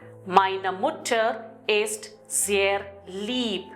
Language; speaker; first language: German; non-native, fluent; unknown